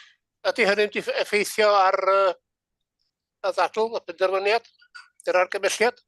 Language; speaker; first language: Welsh; native; Welsh